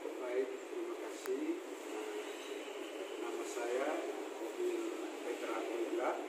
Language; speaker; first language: Indonesian; non-native, local second language; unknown